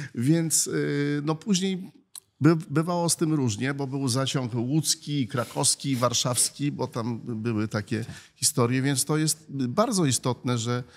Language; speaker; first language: Polish; native; Polish